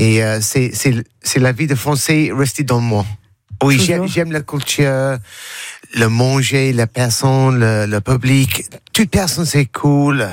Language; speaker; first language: French; non-native, learner; English